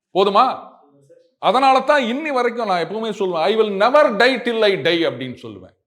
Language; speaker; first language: Tamil; native; Tamil